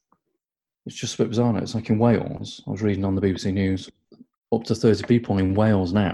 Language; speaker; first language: English; native; English